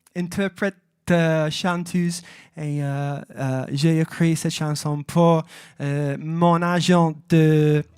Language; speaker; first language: French; non-native, learner; English